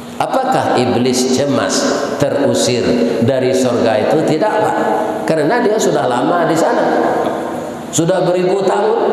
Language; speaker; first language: Malay; non-native, local second language; Minangkabau